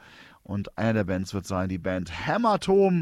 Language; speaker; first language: German; native; German